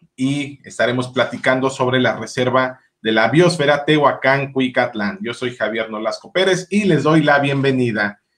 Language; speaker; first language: Spanish; native; Spanish